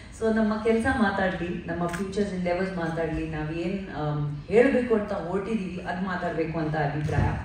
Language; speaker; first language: Kannada; non-native, fluent; Hindi